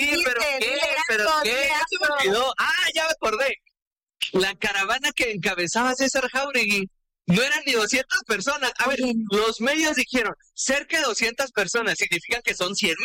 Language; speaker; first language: Spanish; native; Spanish